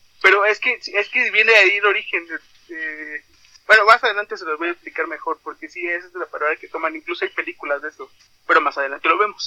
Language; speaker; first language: Spanish; native; Spanish